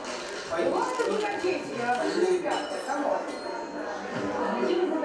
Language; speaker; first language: Russian; native; Russian